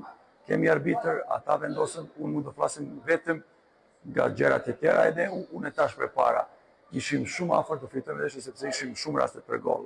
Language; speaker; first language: Albanian; non-native, learner; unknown